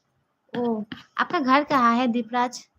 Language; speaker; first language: Hindi; non-native, local second language; Bangla